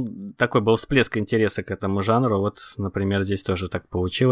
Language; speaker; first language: Russian; native; Russian